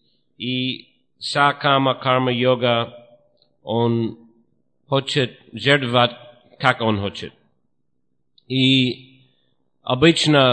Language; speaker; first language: Russian; non-native, fluent; English